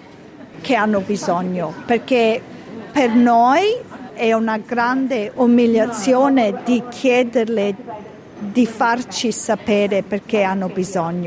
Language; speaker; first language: Italian; early bilingual, heritage; Italian